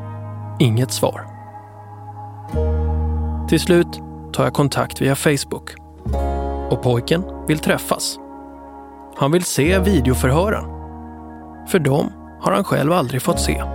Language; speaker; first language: Swedish; native; Swedish